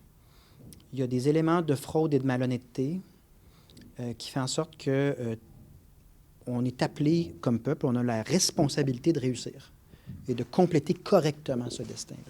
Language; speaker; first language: French; native; French